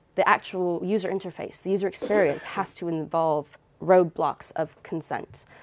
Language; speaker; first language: English; native; English